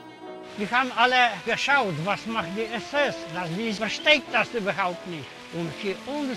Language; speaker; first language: German; non-native, learner; Polish